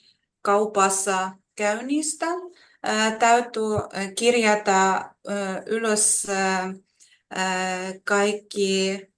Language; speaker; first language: Finnish; non-native, learner; Russian